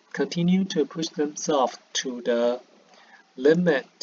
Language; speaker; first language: English; non-native, fluent; Chinese